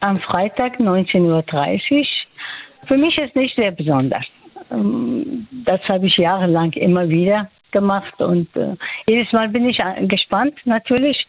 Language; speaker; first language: German; non-native, fluent; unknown